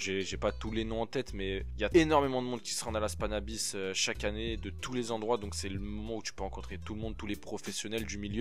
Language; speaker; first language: French; native; French